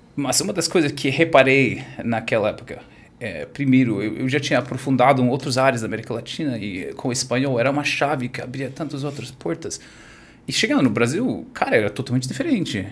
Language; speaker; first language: Portuguese; non-native, fluent; English